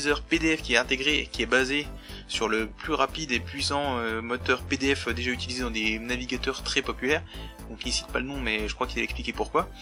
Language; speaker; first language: French; native; French